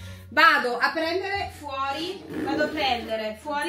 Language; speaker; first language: Italian; native; Italian